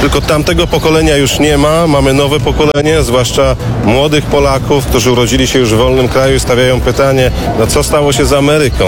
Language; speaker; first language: Polish; native; Polish